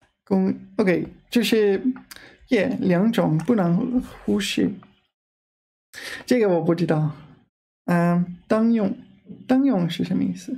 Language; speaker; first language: Chinese; non-native, fluent; English